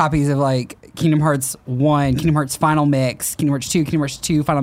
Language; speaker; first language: English; native; English